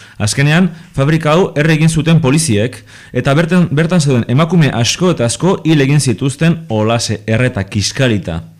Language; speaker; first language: Basque; non-native, local second language; Spanish